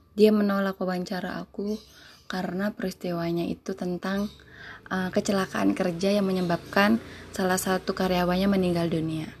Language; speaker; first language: Indonesian; non-native, local second language; Sundanese